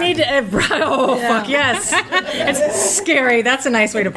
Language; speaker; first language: English; native; English